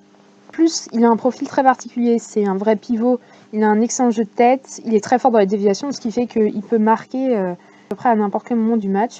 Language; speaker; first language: French; native; French